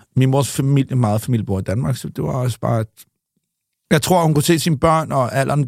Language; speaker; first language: Danish; early bilingual, other home language; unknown